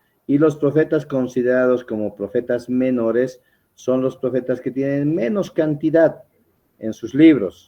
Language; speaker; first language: Spanish; native; Spanish